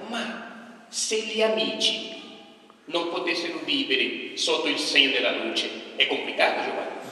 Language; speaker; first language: Italian; non-native, fluent; Portuguese